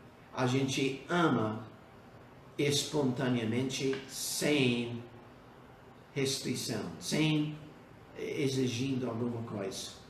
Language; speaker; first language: Portuguese; non-native, fluent; English